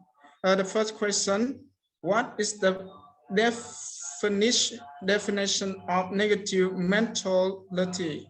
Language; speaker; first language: English; non-native, learner; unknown